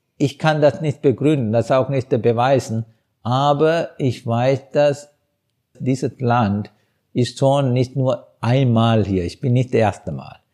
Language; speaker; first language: German; non-native, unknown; Sinhala